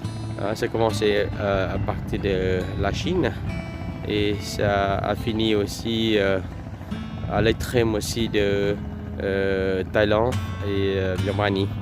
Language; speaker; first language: French; non-native, fluent; Vietnamese